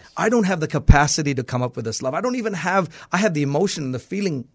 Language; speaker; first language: English; non-native, local second language; Malayalam